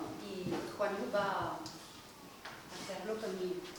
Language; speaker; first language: Spanish; non-native, learner; French